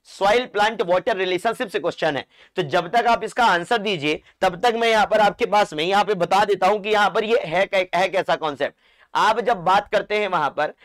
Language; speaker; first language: Hindi; non-native, local second language; Marathi